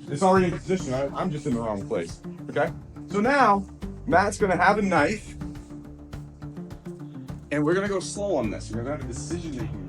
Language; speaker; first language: English; native; English